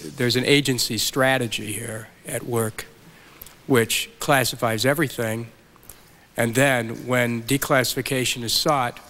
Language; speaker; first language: English; native; English